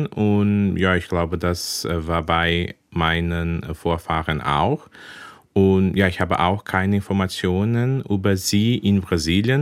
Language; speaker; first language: German; early bilingual, heritage; German